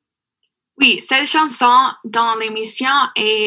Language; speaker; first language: French; non-native, learner; English